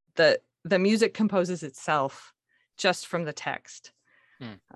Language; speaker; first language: English; native; English